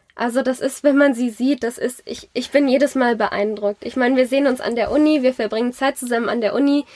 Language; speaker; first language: German; native; German